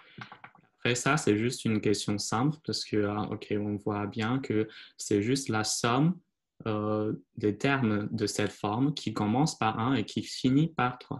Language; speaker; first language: French; non-native, fluent; Chinese